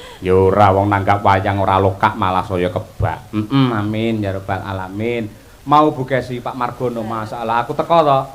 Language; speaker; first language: Javanese; native; Javanese